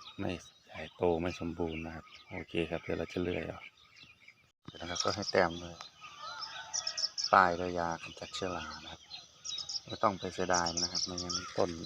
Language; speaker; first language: Thai; native; Thai